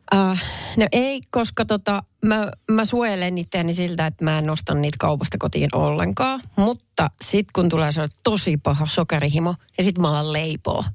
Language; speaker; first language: Finnish; native; Finnish